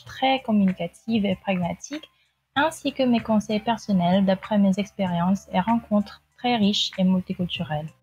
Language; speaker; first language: French; non-native, fluent; Filipino